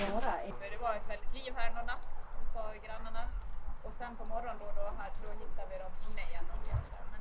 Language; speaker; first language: Swedish; native; Swedish